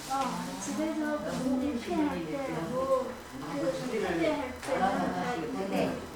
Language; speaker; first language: Korean; non-native, learner; Chinese